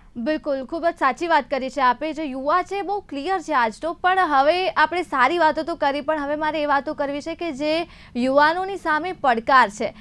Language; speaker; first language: Gujarati; native; Gujarati